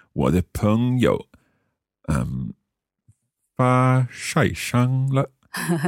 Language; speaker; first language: Chinese; non-native, learner; English